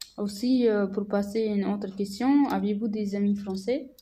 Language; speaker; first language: French; non-native, learner; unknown